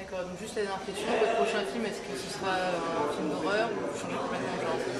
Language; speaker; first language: French; native; French